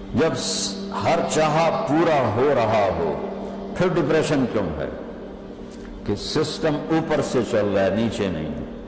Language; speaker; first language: Urdu; non-native, local second language; Punjabi